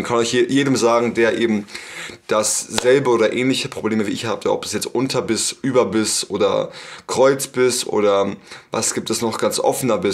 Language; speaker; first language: German; native; German